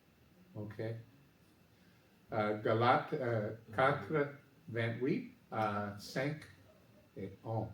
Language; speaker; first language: French; non-native, learner; English